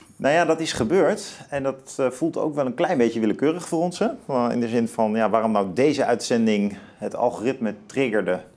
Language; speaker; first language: Dutch; native; Dutch